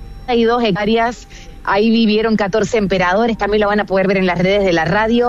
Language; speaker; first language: Spanish; native; Spanish